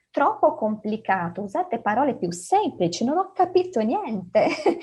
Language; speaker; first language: Italian; non-native, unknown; Portuguese